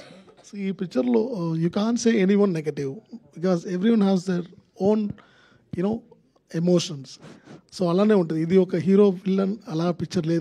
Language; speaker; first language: Telugu; non-native, learner; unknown